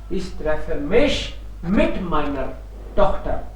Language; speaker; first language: German; non-native, fluent; Hindi